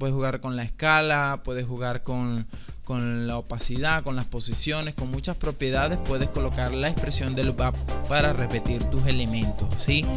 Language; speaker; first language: Spanish; native; Spanish